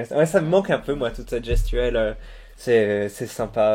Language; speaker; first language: French; native; French